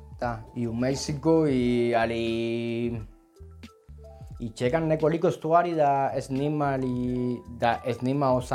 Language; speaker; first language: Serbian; non-native, learner; Spanish